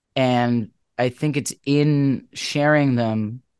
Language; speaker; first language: English; native; English